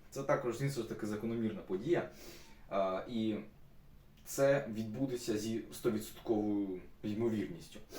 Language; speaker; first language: Ukrainian; non-native, local second language; Russian